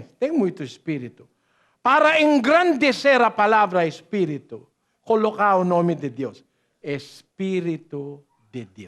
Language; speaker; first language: Portuguese; non-native, learner; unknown